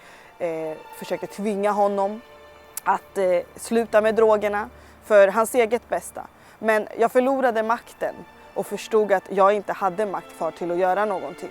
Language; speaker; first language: Swedish; early bilingual, other home language; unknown